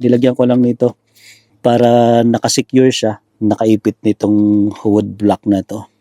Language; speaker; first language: Filipino; native; Filipino